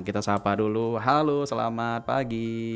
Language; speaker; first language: Indonesian; native; Indonesian